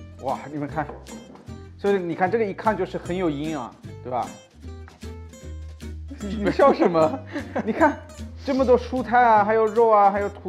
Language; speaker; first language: Chinese; non-native, fluent; German